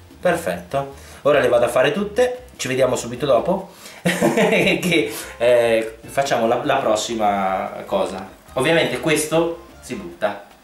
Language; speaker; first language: Italian; native; Italian